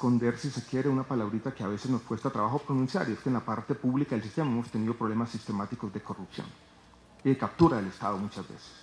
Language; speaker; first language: Spanish; native; Spanish